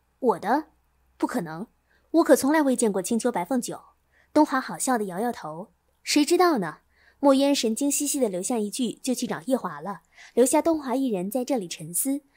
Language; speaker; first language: Chinese; native; Chinese